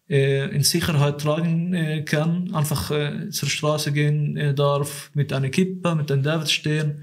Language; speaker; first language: German; non-native, fluent; Arabic